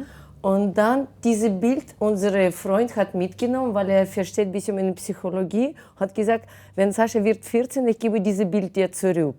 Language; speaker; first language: German; non-native, fluent; Russian